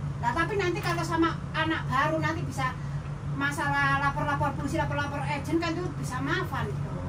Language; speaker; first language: Indonesian; non-native, local second language; Javanese